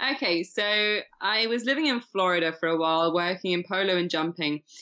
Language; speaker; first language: English; native; English